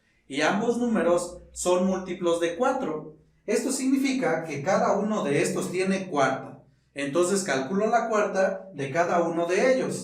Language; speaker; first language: Spanish; native; Spanish